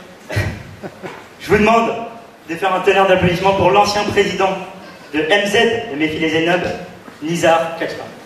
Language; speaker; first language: French; native; French